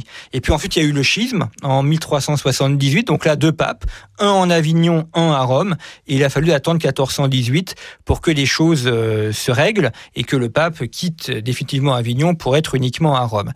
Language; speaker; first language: French; native; French